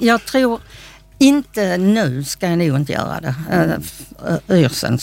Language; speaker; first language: Swedish; native; Swedish